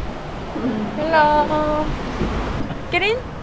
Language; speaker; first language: English; non-native, learner; Korean